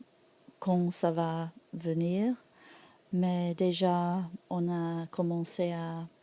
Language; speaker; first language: French; non-native, learner; English